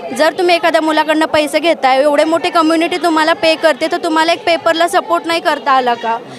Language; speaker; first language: Marathi; native; Marathi